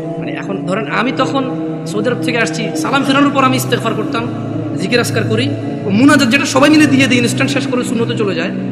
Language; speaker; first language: Bangla; early bilingual, heritage; Bangla